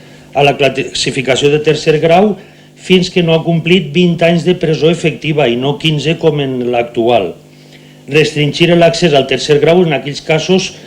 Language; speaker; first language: Catalan; native; Catalan